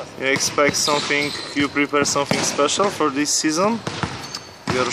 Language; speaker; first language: English; non-native, learner; Polish